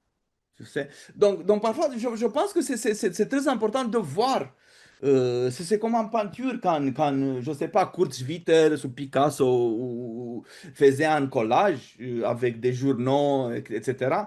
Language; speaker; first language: French; non-native, fluent; Romanian